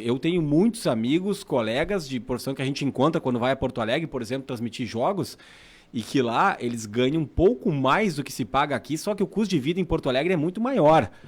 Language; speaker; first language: Portuguese; native; Portuguese